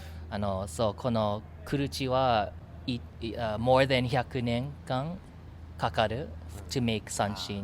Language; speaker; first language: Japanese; non-native, learner; English